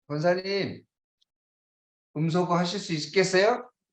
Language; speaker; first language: Korean; native; Korean